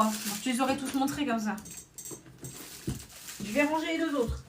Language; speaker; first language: French; native; French